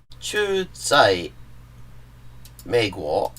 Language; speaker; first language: Chinese; non-native, learner; English